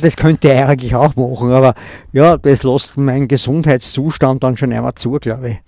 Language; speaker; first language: German; native; German